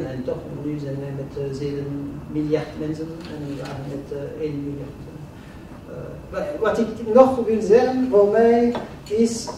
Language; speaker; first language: Dutch; non-native, local second language; French